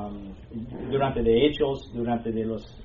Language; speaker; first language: Spanish; non-native, learner; English